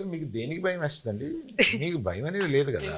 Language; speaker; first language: Telugu; native; Telugu